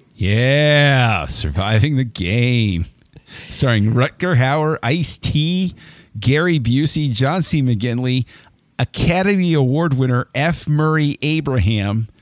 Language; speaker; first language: English; native; English